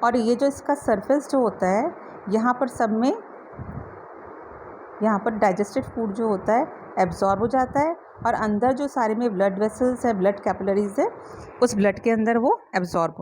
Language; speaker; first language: Hindi; native; Hindi